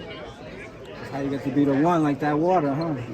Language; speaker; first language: English; native; English